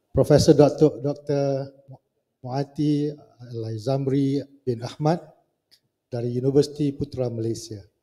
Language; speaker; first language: Malay; native; Malay